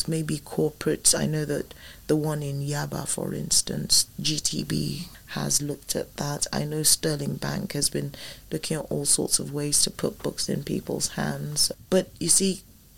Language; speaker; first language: English; non-native, local second language; Yoruba